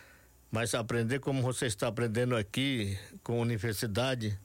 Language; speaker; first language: Portuguese; non-native, local second language; Yanomámi